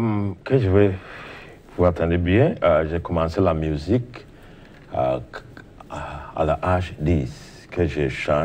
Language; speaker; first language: French; non-native, learner; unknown